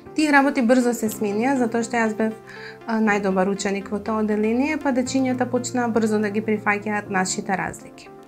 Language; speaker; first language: Macedonian; early bilingual, other home language; Croatian